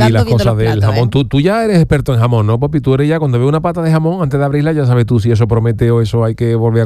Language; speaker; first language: Spanish; native; Spanish